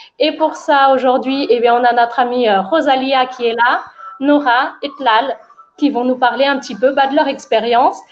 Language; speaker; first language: French; native; French